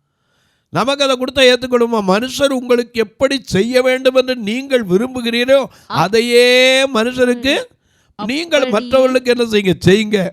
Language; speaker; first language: Tamil; native; Tamil